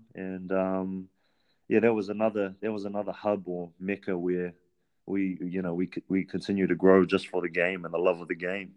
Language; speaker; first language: English; native; English